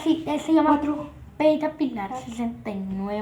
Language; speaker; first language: Spanish; native; Spanish